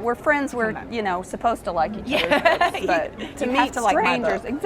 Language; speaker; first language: English; native; English